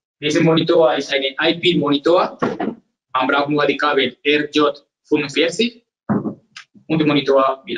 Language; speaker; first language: German; non-native, learner; Spanish